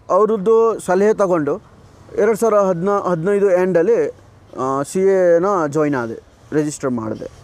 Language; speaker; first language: Kannada; non-native, fluent; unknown